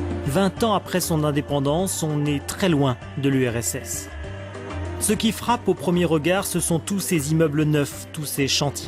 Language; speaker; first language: French; native; French